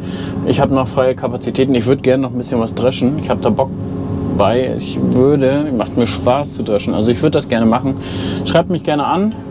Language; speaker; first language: German; native; German